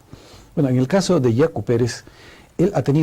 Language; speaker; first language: Spanish; native; Spanish